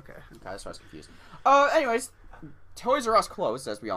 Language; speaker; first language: English; native; English